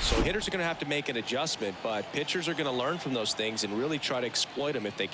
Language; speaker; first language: English; native; English